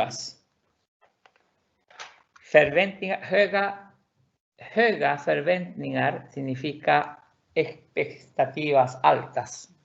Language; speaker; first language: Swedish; non-native, fluent; Spanish